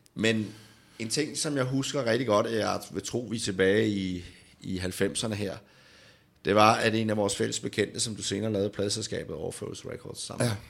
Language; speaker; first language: Danish; native; Danish